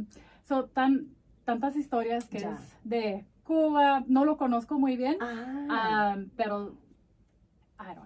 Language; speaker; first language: Spanish; early bilingual, heritage; Spanish